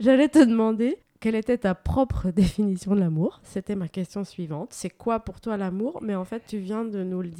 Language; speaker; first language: French; native; French